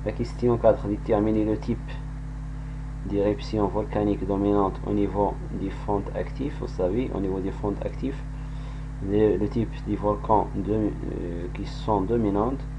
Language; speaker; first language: French; non-native, local second language; Arabic